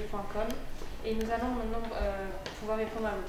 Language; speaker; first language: French; native; French